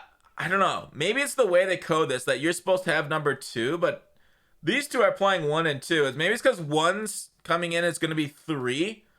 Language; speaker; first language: English; native; English